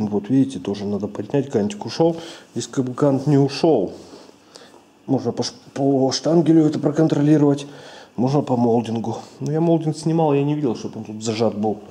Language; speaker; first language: Russian; native; Russian